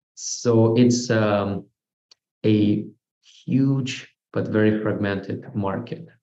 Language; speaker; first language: English; non-native, fluent; Russian